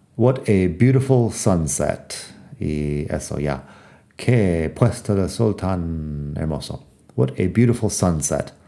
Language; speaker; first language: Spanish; non-native, fluent; English